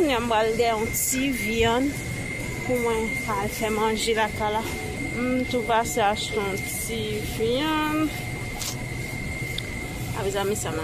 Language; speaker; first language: French; non-native, learner; Haitian Creole